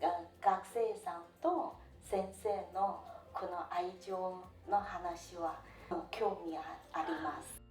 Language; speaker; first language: Japanese; non-native, fluent; Chinese